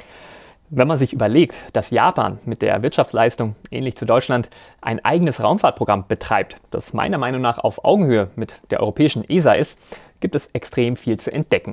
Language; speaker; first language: German; native; German